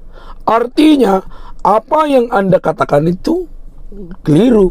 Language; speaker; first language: Indonesian; native; Indonesian